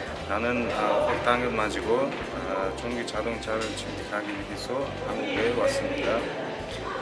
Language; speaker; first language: Korean; non-native, learner; Uzbek